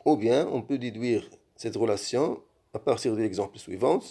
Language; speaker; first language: French; non-native, local second language; Arabic